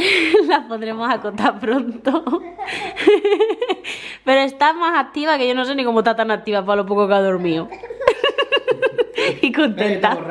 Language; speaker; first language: Spanish; native; Spanish